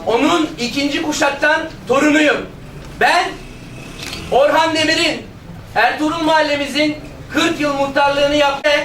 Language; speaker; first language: Turkish; native; Turkish